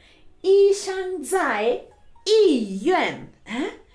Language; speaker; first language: Chinese; non-native, fluent; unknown